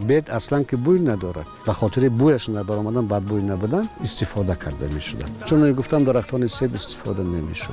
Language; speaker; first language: Persian; native; Persian